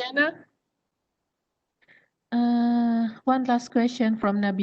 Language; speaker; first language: English; non-native, fluent; Malay